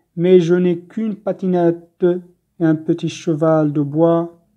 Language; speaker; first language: French; non-native, local second language; Arabic